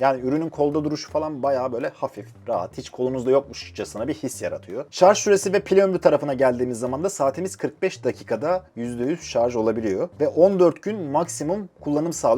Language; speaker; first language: Turkish; native; Turkish